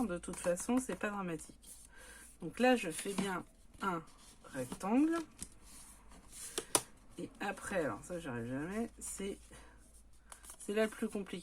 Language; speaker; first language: French; native; French